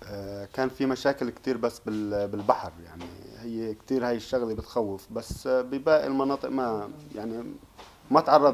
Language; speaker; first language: Arabic; native; Arabic